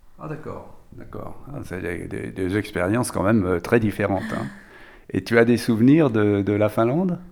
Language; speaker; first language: French; native; French